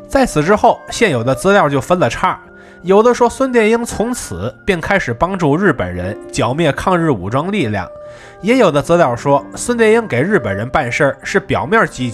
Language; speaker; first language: Chinese; native; Chinese